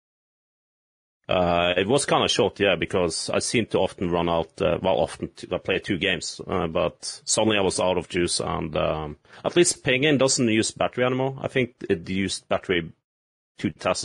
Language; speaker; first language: English; non-native, fluent; Norwegian